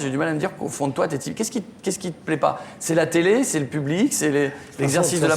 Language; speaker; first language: French; native; French